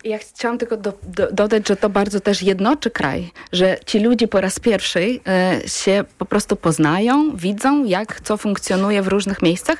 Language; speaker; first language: Polish; non-native, fluent; Ukrainian